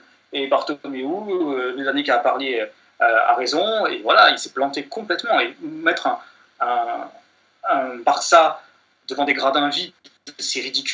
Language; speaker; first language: French; native; French